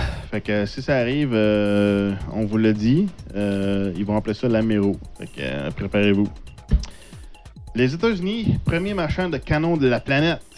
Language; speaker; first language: French; native; French